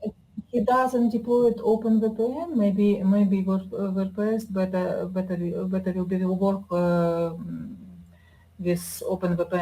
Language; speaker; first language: English; non-native, learner; Russian